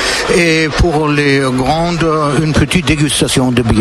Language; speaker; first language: French; non-native, learner; German